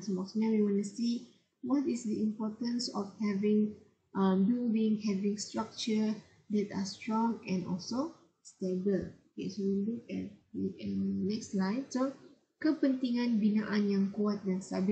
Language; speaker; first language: English; non-native, local second language; Malay